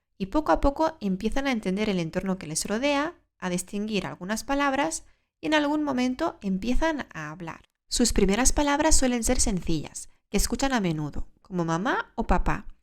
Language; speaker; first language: Spanish; early bilingual, other home language; Lithuanian